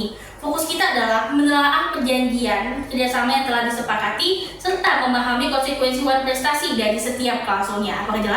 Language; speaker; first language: Indonesian; native; Indonesian